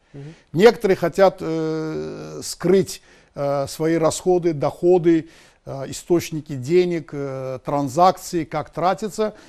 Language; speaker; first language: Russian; non-native, local second language; Azerbaijani